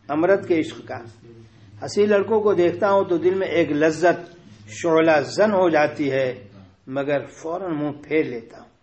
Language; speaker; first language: Urdu; native; Urdu